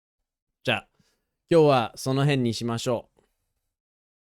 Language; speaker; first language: Japanese; non-native, fluent; English